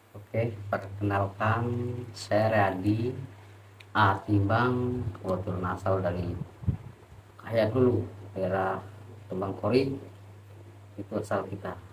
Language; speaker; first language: Indonesian; non-native, local second language; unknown